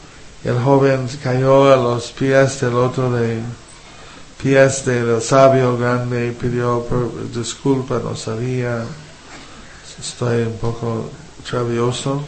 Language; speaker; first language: Spanish; non-native, fluent; English